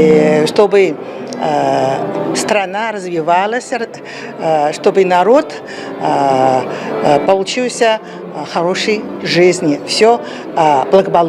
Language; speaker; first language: Russian; non-native, learner; Chinese